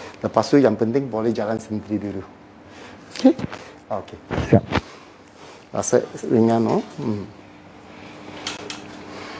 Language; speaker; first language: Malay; non-native, local second language; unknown